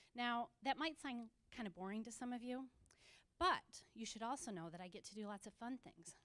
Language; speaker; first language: English; native; English